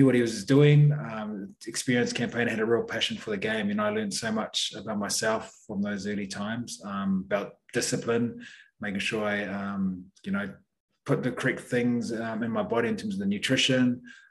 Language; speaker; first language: English; native; English